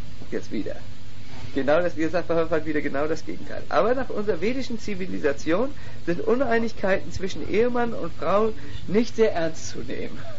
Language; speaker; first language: German; native; German